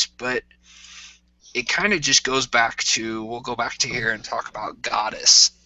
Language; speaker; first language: English; native; English